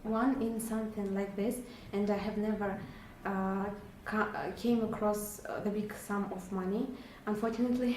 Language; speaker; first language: English; non-native, learner; Russian